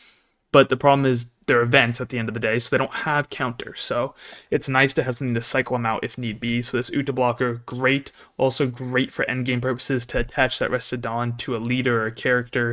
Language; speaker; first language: English; native; English